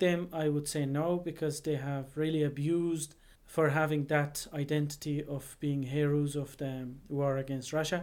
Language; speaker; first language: English; non-native, fluent; Persian